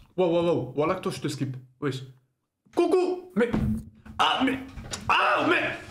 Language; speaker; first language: French; native; French